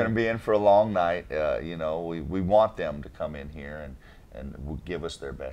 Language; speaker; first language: English; native; English